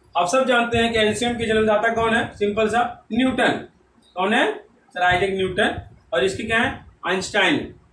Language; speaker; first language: Hindi; native; Hindi